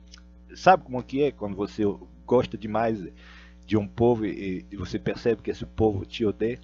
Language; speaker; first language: Portuguese; non-native, fluent; Russian